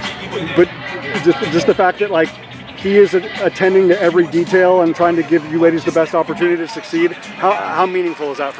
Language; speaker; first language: English; native; English